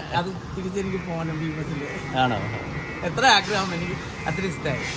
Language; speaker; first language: Malayalam; non-native, fluent; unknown